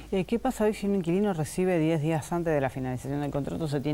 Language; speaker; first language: Spanish; native; Spanish